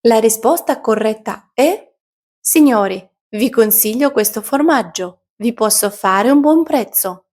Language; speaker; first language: Italian; non-native, fluent; Ukrainian